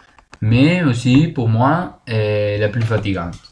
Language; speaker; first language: French; non-native, learner; Spanish